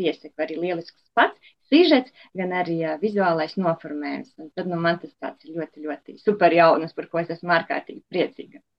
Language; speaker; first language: Latvian; native; Latvian